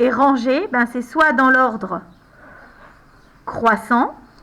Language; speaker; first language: French; native; French